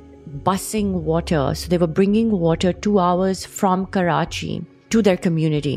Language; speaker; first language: English; non-native, local second language; Urdu